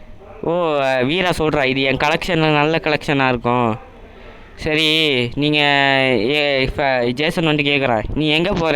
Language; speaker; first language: Tamil; native; Tamil